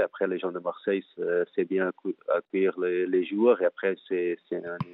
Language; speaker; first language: French; non-native, fluent; Portuguese